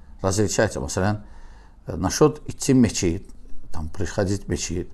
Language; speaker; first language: Russian; non-native, learner; Azerbaijani